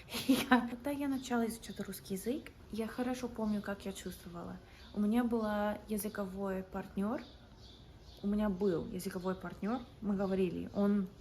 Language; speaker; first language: Russian; non-native, fluent; English